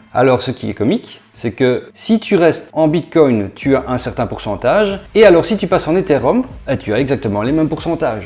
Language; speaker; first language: French; native; French